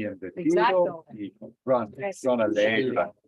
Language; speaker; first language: Spanish; non-native, learner; English